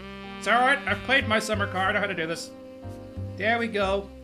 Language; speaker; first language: English; native; English